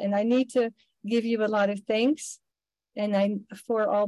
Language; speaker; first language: English; non-native, fluent; Dutch